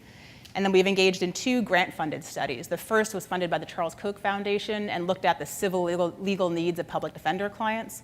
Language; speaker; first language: English; native; English